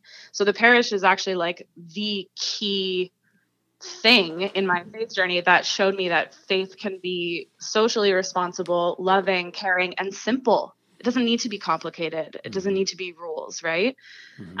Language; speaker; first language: English; native; English